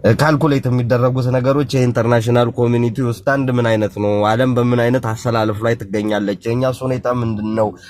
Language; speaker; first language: Amharic; non-native, local second language; Tigrinya